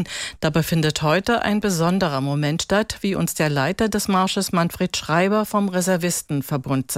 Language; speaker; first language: German; native; German